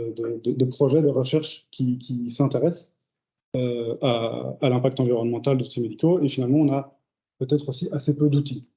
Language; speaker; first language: French; native; French